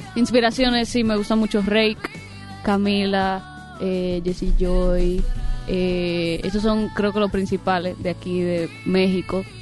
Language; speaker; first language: Spanish; native; Spanish